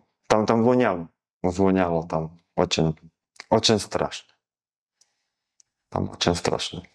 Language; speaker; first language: Russian; non-native, learner; Slovak